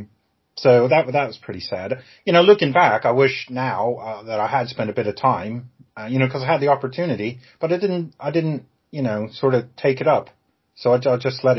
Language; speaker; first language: English; native; English